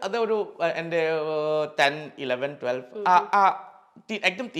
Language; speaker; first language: Malayalam; non-native, local second language; Assamese